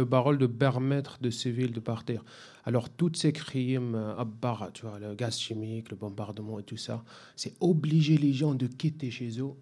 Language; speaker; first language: French; non-native, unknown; Arabic